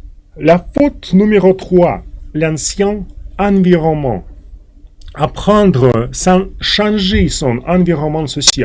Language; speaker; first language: French; non-native, fluent; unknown